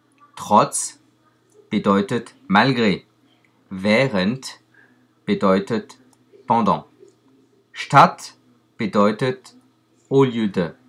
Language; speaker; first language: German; non-native, fluent; French